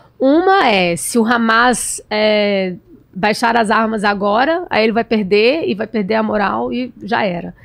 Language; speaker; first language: Portuguese; native; Portuguese